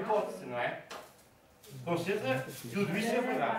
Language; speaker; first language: Portuguese; native; Portuguese